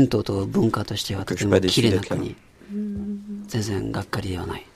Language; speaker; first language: Japanese; non-native, learner; French